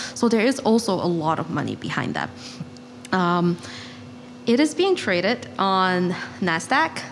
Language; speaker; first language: English; non-native, local second language; Chinese